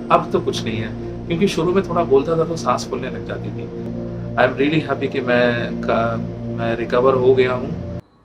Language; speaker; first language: Hindi; non-native, local second language; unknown